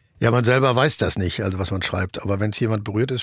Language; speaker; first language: German; native; German